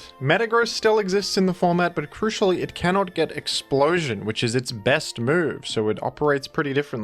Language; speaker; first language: English; native; English